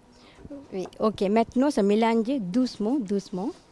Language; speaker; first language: French; non-native, learner; Tamil